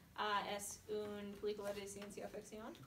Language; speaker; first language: Spanish; non-native, fluent; English